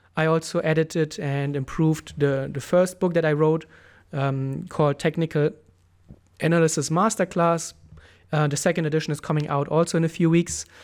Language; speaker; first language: English; non-native, fluent; German